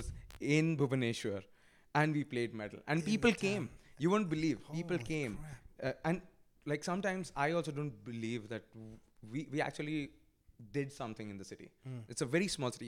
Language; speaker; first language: English; non-native, local second language; Odia